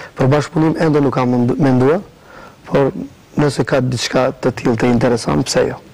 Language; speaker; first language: Albanian; early bilingual, heritage; Albanian